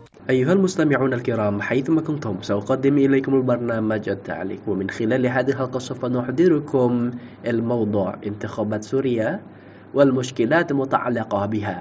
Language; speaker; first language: Arabic; non-native, fluent; Indonesian